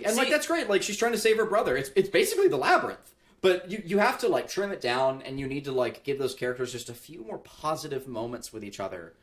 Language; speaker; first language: English; native; English